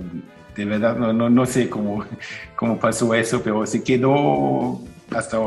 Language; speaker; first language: Spanish; non-native, fluent; German